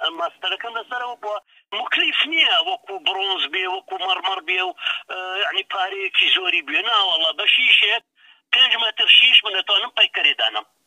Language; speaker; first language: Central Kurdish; non-native, local second language; Arabic